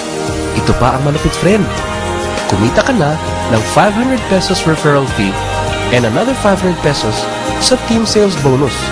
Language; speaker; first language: Filipino; native; Filipino